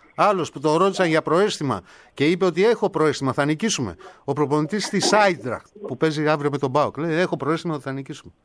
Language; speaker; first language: Greek; native; Greek